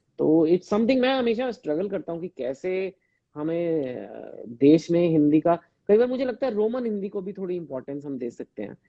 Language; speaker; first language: Hindi; native; Hindi